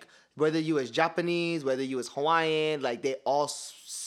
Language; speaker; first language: English; early bilingual, other home language; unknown